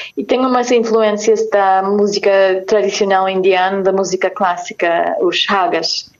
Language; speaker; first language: Portuguese; non-native, fluent; English